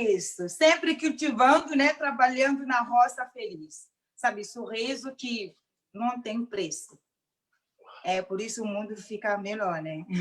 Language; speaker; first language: Portuguese; non-native, local second language; Mandingo